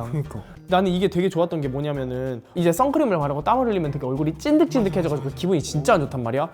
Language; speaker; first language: Korean; native; Korean